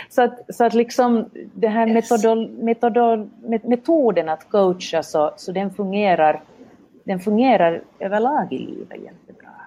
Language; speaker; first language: Swedish; native; Swedish